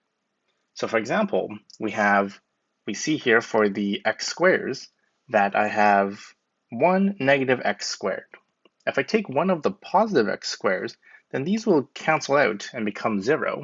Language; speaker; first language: English; native; English